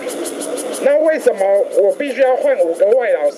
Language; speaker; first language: Chinese; native; Chinese